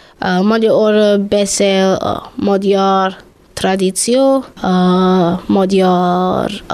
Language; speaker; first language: Hungarian; non-native, learner; English